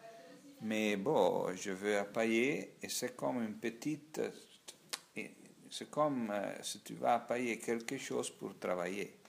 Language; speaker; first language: French; non-native, learner; Italian